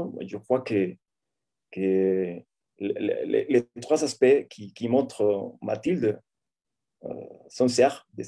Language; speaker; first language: French; non-native, fluent; Spanish